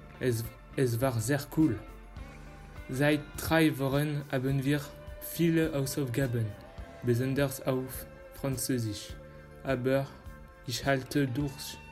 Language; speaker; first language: German; non-native, learner; French